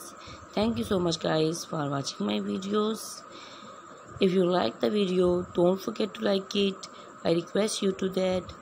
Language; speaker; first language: English; non-native, learner; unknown